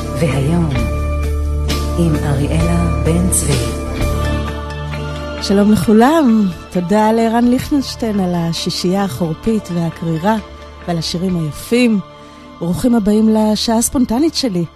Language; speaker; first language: Hebrew; native; Hebrew